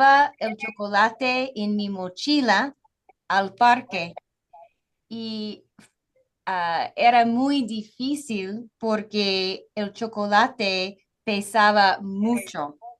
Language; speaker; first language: Spanish; non-native, fluent; English